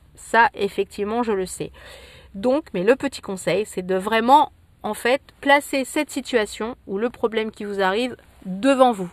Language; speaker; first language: French; native; French